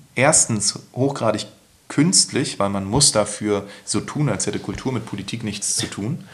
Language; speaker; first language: German; native; German